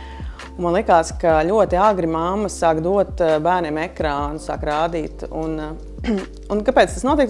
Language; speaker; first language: Latvian; native; Latvian